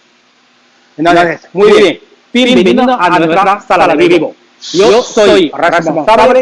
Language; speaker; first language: Spanish; non-native, learner; Chinese